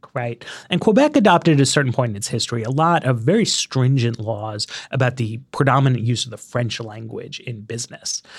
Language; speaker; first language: English; native; English